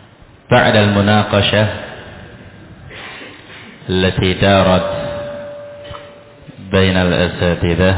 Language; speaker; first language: Arabic; non-native, fluent; Indonesian